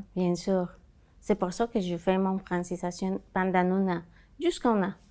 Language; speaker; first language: French; non-native, fluent; Spanish